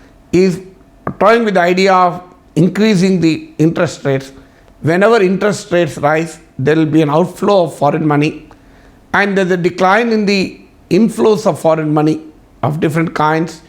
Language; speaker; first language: English; non-native, local second language; Telugu